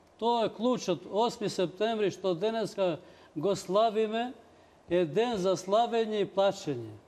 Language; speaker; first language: Macedonian; non-native, local second language; Albanian